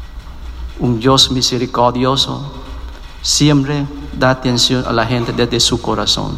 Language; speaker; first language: Spanish; non-native, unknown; Vietnamese